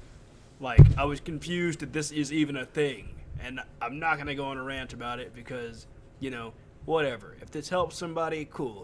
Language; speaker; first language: English; native; English